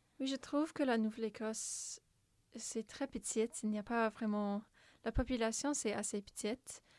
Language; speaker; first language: French; non-native, local second language; English